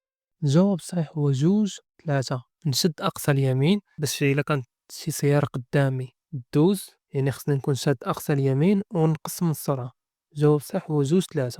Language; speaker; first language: Arabic; native; Arabic